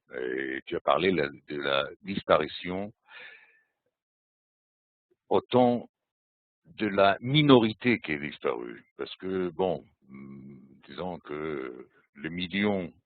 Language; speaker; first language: French; non-native, fluent; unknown